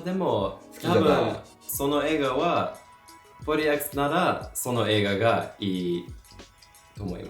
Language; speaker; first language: Japanese; non-native, learner; English